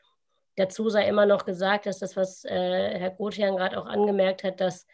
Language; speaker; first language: German; native; German